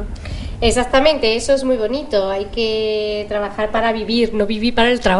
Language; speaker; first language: Spanish; native; Spanish